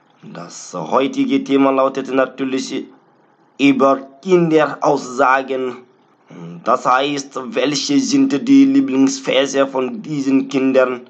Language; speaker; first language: German; non-native, learner; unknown